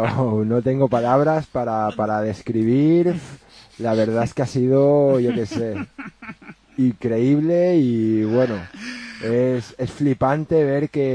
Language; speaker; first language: Spanish; native; Spanish